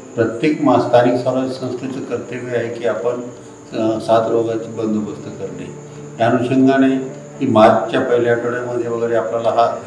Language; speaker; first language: Marathi; native; Marathi